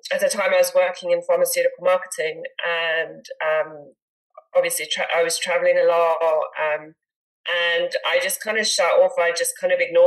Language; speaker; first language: English; native; English